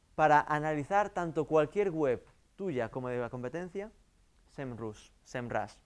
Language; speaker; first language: Spanish; native; Spanish